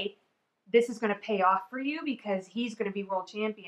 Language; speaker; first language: English; native; English